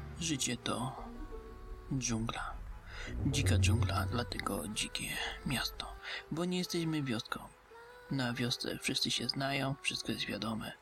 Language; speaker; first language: Polish; native; Polish